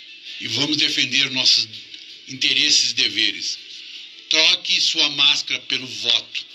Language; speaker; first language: Portuguese; native; Portuguese